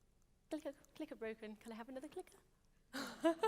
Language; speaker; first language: English; native; English